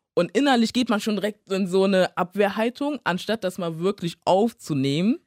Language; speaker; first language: German; early bilingual, other home language; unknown